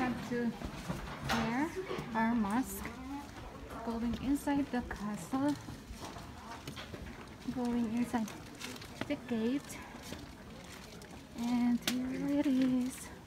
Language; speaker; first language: English; non-native, local second language; Cebuano